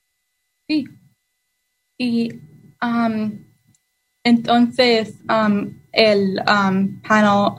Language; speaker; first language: Spanish; non-native, learner; English